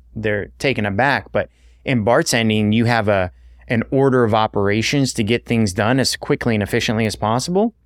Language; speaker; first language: English; native; English